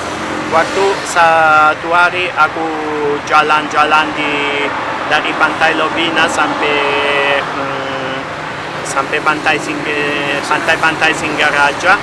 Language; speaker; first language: Indonesian; non-native, learner; Italian